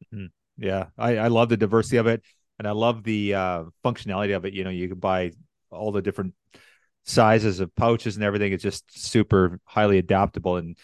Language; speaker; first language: English; native; English